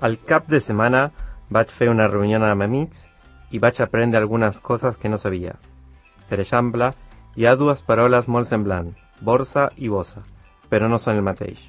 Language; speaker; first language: Catalan; non-native, learner; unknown